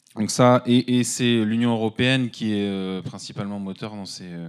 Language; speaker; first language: French; native; French